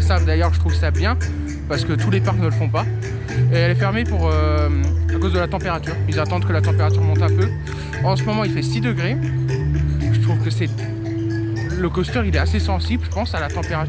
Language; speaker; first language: French; native; French